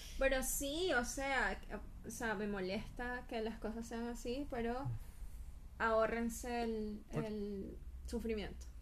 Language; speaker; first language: Spanish; native; Spanish